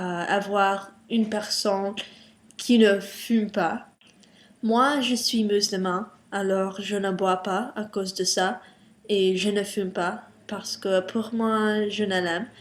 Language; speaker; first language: French; non-native, learner; English